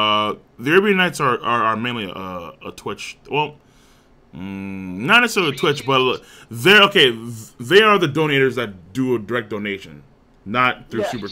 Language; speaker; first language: English; native; English